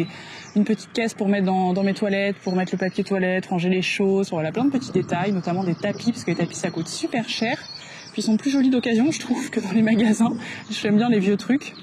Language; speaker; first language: French; native; French